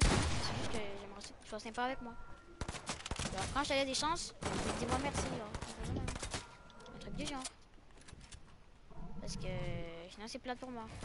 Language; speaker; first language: French; native; French